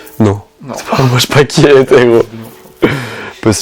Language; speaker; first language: French; native; French